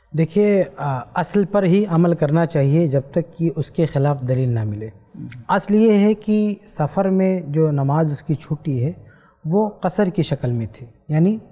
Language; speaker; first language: Urdu; native; Urdu